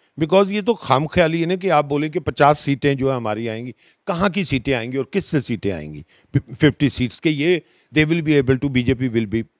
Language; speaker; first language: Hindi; non-native, local second language; Dogri